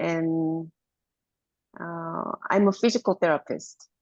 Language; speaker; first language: English; non-native, learner; Korean